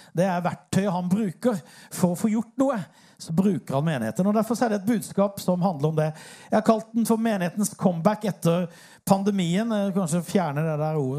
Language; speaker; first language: Norwegian; native; Norwegian